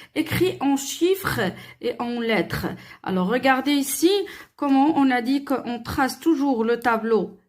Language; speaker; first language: French; non-native, local second language; Arabic